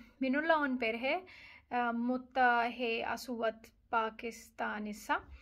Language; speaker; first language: Finnish; non-native, learner; Punjabi